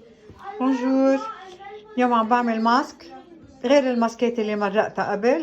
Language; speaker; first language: Arabic; native; Arabic